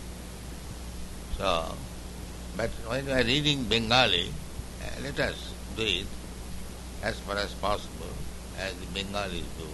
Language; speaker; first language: English; non-native, local second language; Bangla